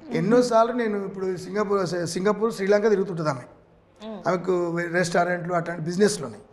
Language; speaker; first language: Telugu; native; Telugu